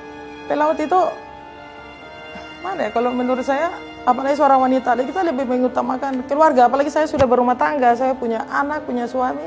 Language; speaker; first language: Indonesian; native; Indonesian